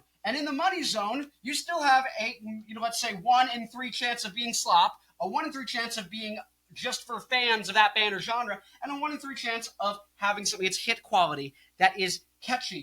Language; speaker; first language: English; native; English